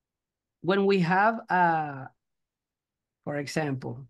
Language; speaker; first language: English; non-native, fluent; Spanish